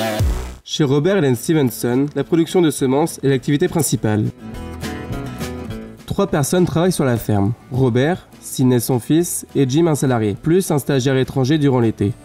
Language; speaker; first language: French; native; French